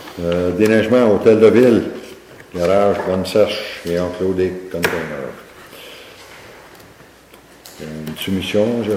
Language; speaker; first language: French; native; French